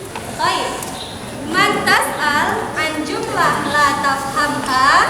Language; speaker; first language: Arabic; non-native, fluent; Indonesian